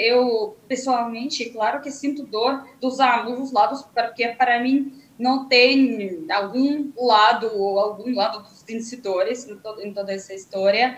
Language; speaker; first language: Portuguese; non-native, fluent; Russian